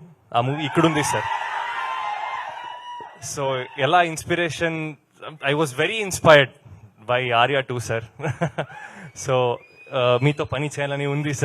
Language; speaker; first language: Telugu; non-native, learner; Kannada